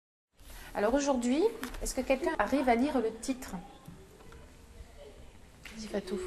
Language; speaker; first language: French; native; French